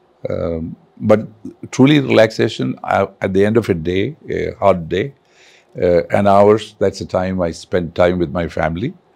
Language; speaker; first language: English; non-native, local second language; Malayalam